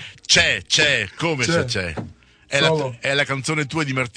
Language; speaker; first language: Italian; native; Italian